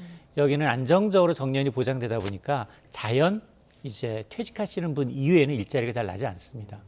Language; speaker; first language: Korean; native; Korean